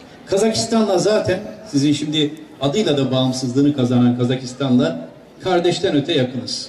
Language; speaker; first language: Turkish; native; Turkish